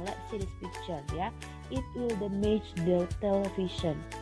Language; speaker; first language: English; non-native, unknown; Indonesian